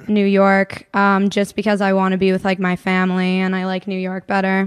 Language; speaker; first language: English; native; English